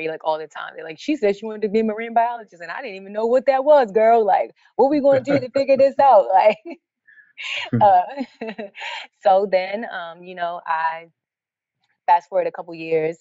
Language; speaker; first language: English; native; English